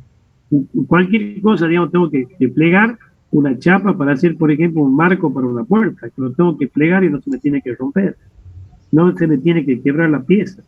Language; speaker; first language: Spanish; native; Spanish